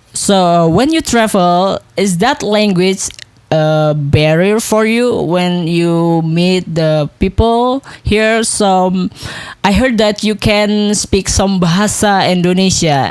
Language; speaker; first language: English; non-native, local second language; Indonesian